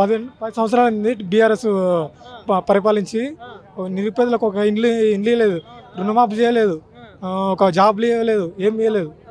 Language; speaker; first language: Telugu; native; Telugu